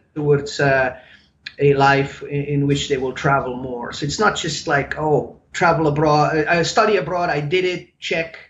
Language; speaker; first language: English; non-native, fluent; German